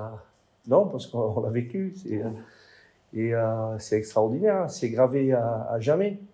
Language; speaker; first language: French; native; French